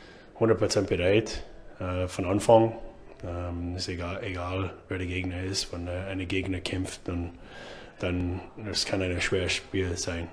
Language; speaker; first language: German; non-native, learner; English